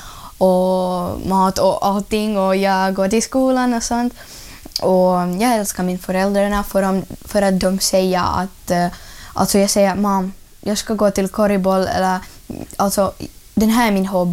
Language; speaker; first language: Swedish; non-native, learner; Russian